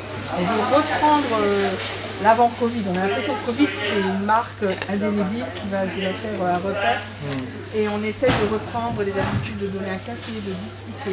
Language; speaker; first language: French; native; French